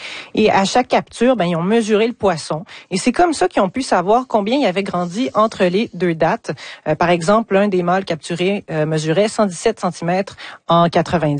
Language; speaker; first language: French; native; French